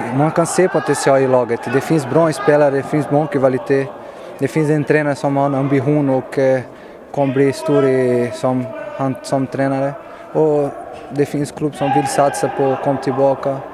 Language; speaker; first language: Swedish; non-native, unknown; Portuguese